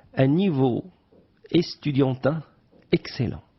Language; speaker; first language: French; non-native, local second language; Arabic